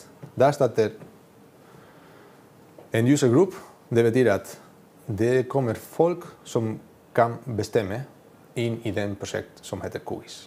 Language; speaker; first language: Norwegian; non-native, learner; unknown